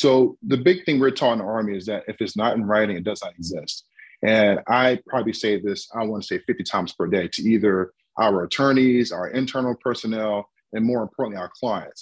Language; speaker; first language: English; native; English